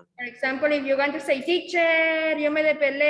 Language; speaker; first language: English; non-native, fluent; Spanish